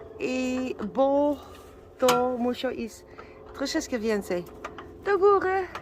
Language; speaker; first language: Polish; non-native, learner; Dutch